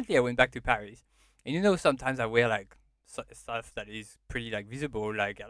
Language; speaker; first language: English; non-native, fluent; French